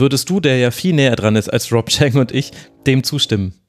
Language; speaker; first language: German; native; German